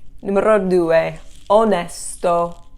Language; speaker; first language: Italian; non-native, fluent; English